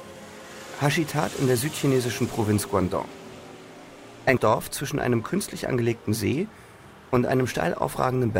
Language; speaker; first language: German; native; German